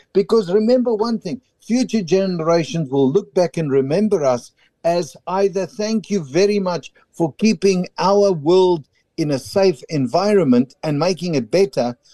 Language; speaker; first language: English; non-native, local second language; Afrikaans